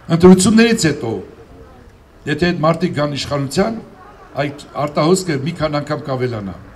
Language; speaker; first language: Armenian; native; Armenian